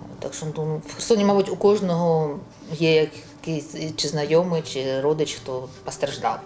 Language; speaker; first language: Ukrainian; non-native, local second language; Russian